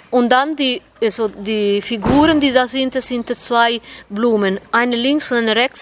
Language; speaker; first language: German; non-native, fluent; Italian